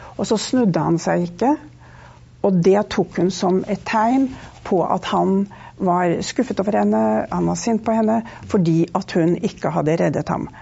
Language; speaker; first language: Norwegian; native; Norwegian